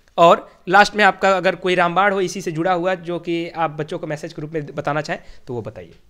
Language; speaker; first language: Hindi; native; Hindi